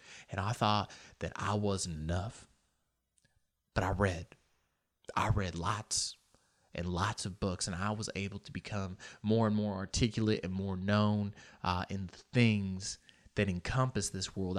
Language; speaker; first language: English; early bilingual, other home language; Spanish